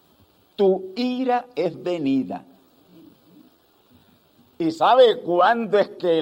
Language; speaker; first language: Spanish; native; Spanish